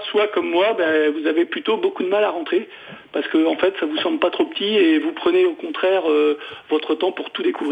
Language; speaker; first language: French; native; French